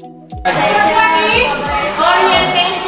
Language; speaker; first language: English; non-native, fluent; Indonesian